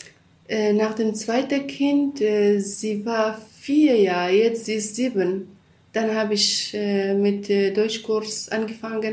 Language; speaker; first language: German; non-native, learner; Central Kurdish